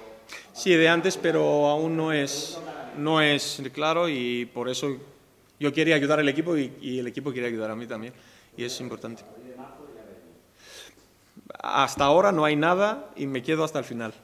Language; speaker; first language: Spanish; non-native, fluent; Greek